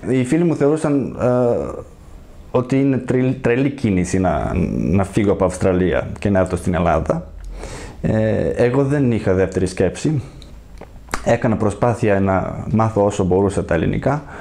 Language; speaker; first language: Greek; non-native, fluent; Serbian